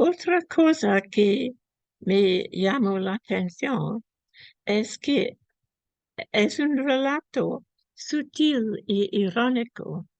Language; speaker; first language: Spanish; non-native, fluent; English